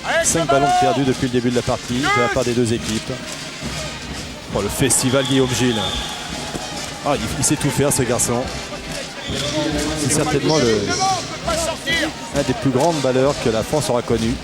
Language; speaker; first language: French; native; French